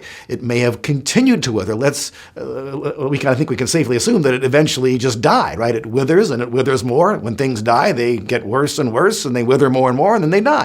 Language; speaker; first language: English; native; English